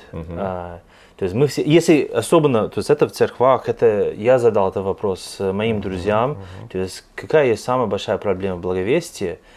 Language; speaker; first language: Russian; non-native, fluent; English